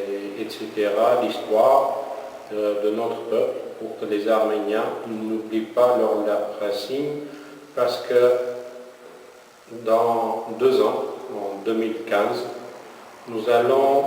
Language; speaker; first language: French; non-native, fluent; Armenian